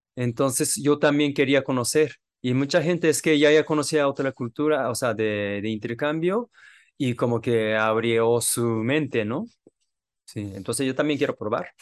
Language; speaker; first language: Spanish; non-native, fluent; Japanese